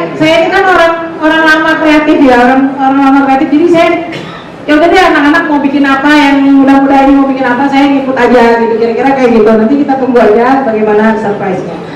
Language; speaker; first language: Indonesian; native; Indonesian